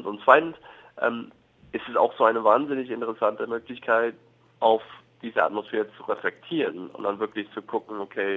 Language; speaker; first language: German; non-native, fluent; English